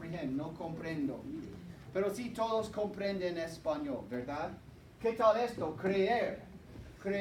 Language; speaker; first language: Spanish; non-native, fluent; English